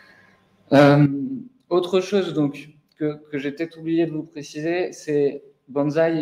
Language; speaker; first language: French; native; French